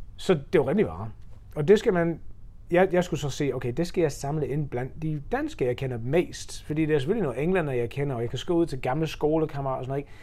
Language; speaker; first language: Danish; non-native, fluent; English